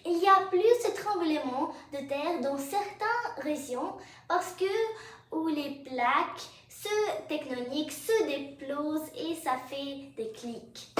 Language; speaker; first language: French; non-native, fluent; English